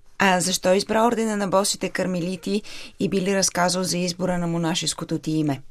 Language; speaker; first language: Bulgarian; native; Bulgarian